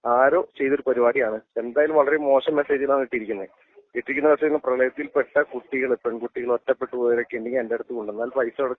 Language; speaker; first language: Malayalam; native; Malayalam